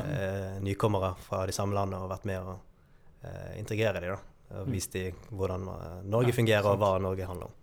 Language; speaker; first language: Norwegian; early bilingual, other home language; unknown